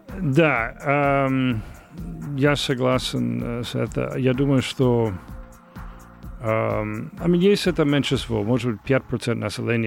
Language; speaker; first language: Russian; non-native, learner; English